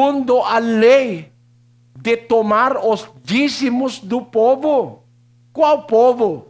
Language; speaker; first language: Portuguese; non-native, learner; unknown